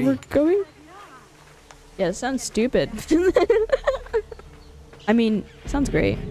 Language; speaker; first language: English; native; English